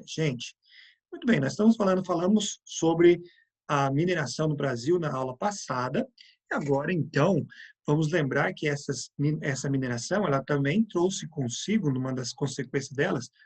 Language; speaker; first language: Portuguese; native; Portuguese